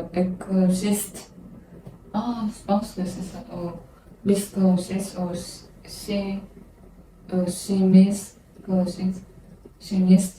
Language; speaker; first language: French; non-native, learner; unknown